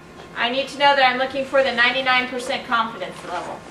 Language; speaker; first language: English; native; English